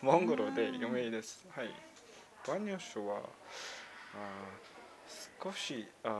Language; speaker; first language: Japanese; non-native, learner; Mongolian